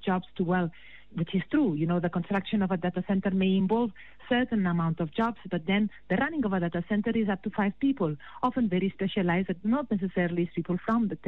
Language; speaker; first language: English; non-native, fluent; Spanish